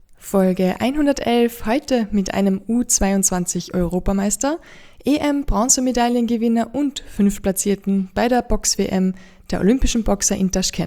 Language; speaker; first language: German; native; German